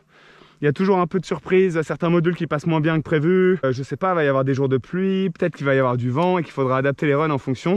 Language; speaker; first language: French; native; French